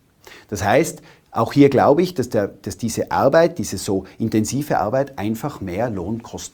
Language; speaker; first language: German; native; German